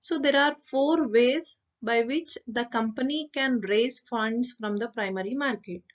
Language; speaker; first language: English; non-native, local second language; Kannada